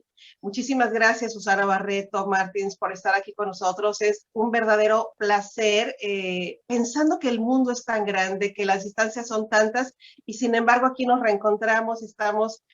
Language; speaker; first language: Spanish; native; Spanish